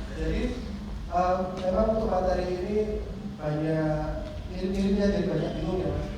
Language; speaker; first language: Indonesian; native; Indonesian